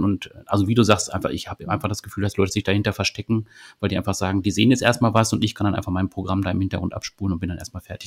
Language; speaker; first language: German; native; German